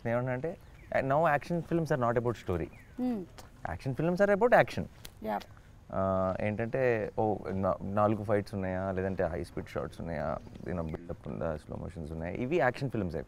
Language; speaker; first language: Telugu; native; Telugu